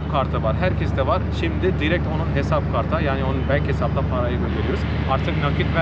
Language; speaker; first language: Turkish; non-native, fluent; Bangla